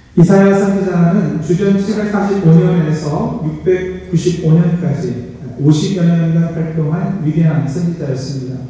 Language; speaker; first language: Korean; native; Korean